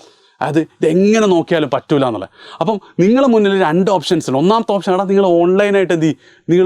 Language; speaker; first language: Malayalam; native; Malayalam